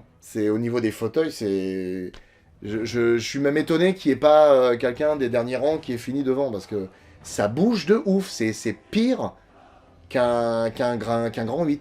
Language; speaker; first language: French; native; French